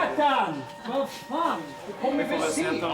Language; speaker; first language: Swedish; native; Swedish